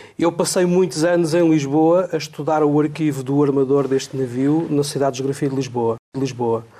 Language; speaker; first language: Portuguese; native; Portuguese